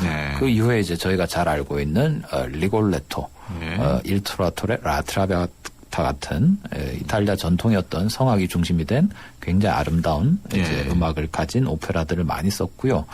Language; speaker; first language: Korean; native; Korean